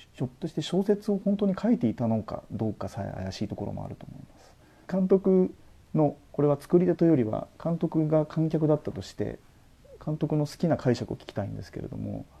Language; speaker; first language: Japanese; native; Japanese